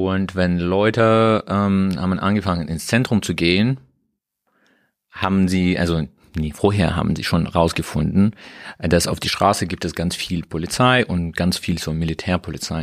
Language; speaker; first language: German; non-native, learner; Russian